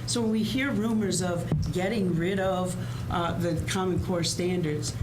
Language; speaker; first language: English; native; English